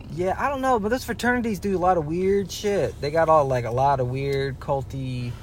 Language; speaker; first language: English; native; English